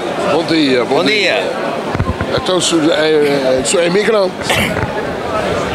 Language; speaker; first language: Portuguese; native; Portuguese